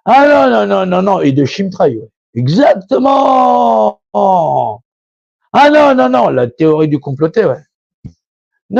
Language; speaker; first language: French; native; French